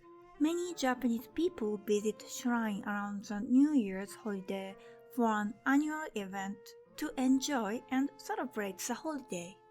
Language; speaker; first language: English; non-native, fluent; Japanese